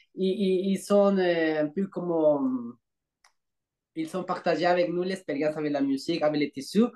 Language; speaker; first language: French; non-native, learner; Spanish